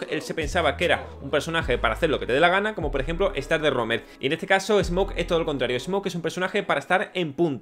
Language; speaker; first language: Spanish; native; Spanish